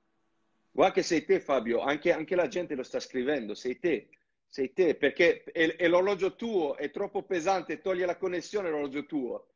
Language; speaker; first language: Italian; non-native, fluent; French